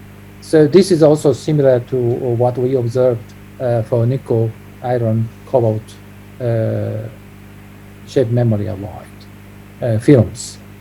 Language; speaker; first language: English; non-native, fluent; Japanese